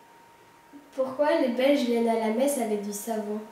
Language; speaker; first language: French; native; French